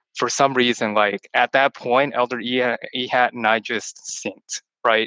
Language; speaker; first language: English; early bilingual, other home language; Chinese